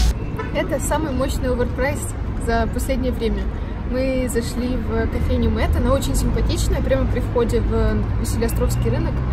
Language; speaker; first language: Russian; native; Russian